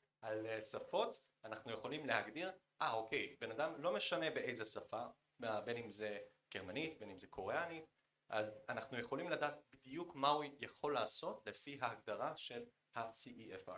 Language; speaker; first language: Hebrew; non-native, fluent; Korean